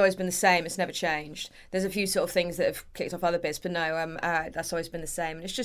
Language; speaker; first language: English; native; English